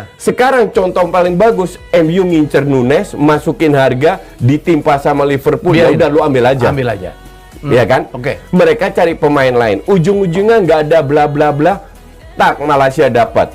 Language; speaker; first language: Indonesian; native; Indonesian